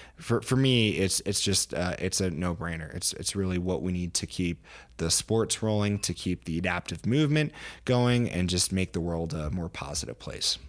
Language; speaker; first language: English; native; English